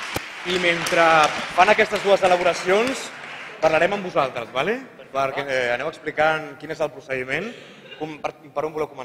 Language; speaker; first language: Catalan; native; Catalan